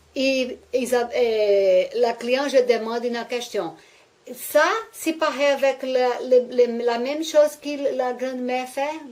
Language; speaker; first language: French; non-native, learner; Portuguese